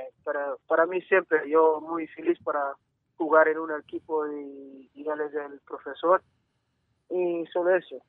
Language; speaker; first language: Spanish; non-native, learner; English